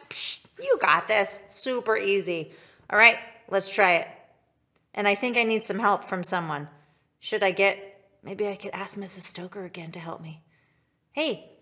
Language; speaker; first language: English; native; English